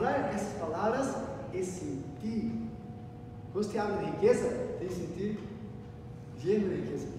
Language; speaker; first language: Spanish; non-native, learner; Portuguese